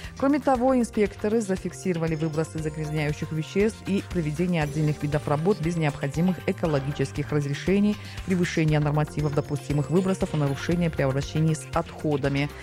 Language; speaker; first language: Russian; non-native, local second language; Tajik